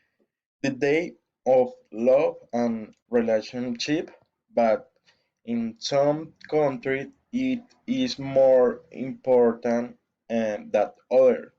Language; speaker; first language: English; non-native, learner; Spanish